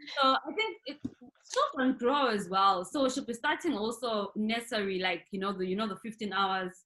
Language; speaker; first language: English; non-native, local second language; North Ndebele